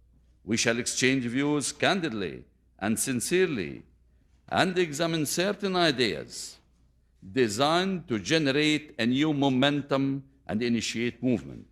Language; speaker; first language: English; non-native, fluent; Arabic